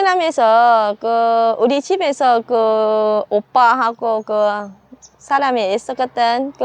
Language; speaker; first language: Korean; non-native, learner; Vietnamese